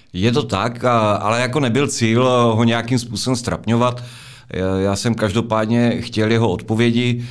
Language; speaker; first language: Czech; native; Czech